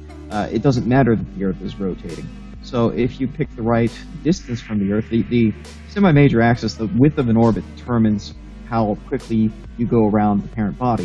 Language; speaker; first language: English; native; English